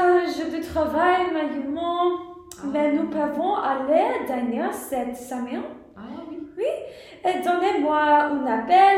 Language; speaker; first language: French; non-native, learner; English